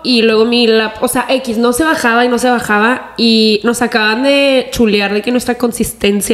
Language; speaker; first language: Spanish; early bilingual, heritage; Spanish